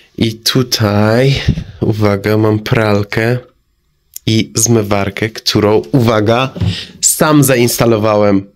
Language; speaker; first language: Polish; non-native, fluent; Persian